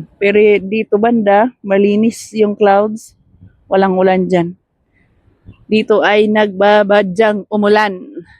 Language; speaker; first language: Filipino; non-native, local second language; Cebuano